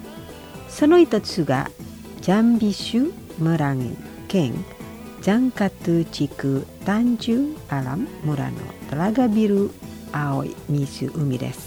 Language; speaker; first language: Japanese; non-native, fluent; Indonesian